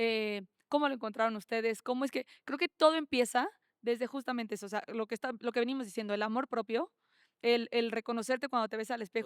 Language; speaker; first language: Spanish; native; Spanish